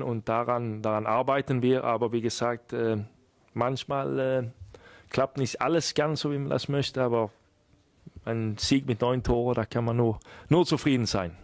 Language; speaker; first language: German; non-native, fluent; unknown